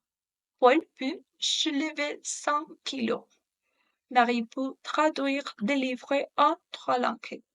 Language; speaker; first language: French; non-native, learner; Spanish